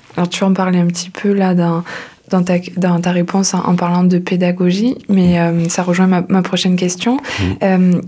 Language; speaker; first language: French; native; French